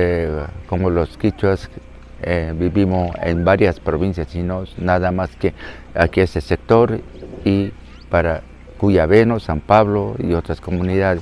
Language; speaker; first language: Spanish; non-native, local second language; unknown